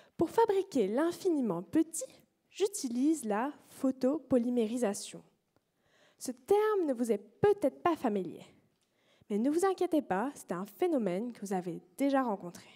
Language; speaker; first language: French; native; French